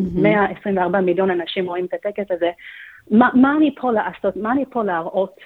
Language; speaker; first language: Hebrew; non-native, fluent; English